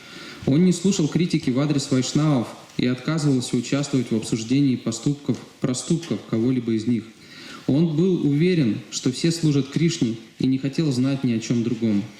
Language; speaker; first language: Russian; native; Russian